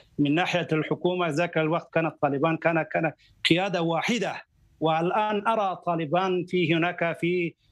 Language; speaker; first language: Arabic; non-native, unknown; Persian